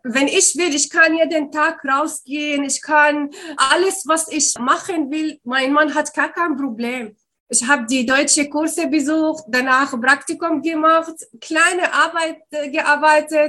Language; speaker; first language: German; non-native, learner; Arabic